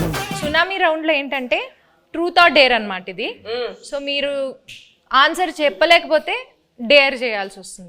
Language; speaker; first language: Telugu; native; Telugu